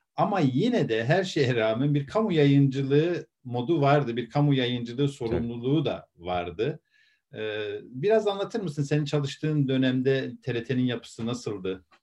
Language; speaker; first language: Turkish; native; Turkish